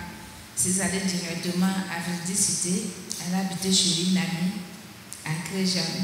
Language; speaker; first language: French; non-native, local second language; Baoulé